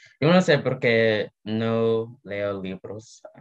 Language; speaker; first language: Spanish; non-native, learner; English